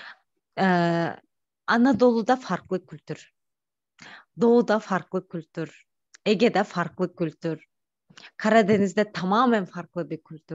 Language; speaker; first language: Turkish; non-native, fluent; Kyrgyz